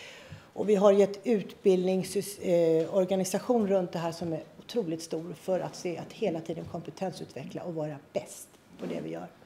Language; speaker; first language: Swedish; native; Swedish